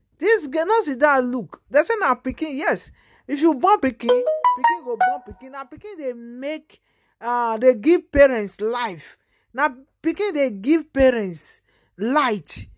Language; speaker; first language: Nigerian Pidgin; native; Nigerian Pidgin